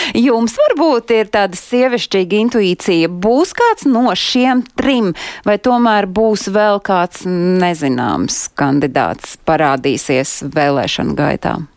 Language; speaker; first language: Latvian; native; Latvian